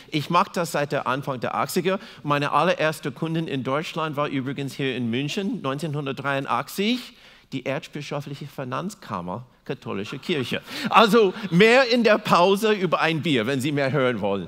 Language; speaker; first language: German; non-native, fluent; English